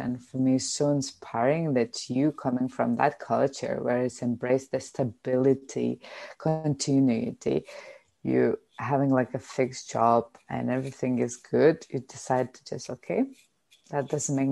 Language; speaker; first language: English; non-native, fluent; Lithuanian